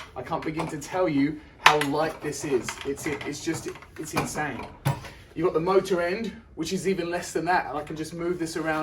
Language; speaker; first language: English; native; English